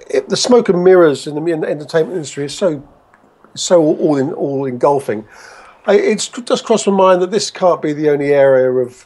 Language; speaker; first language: English; native; English